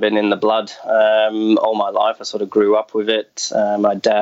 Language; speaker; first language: English; native; English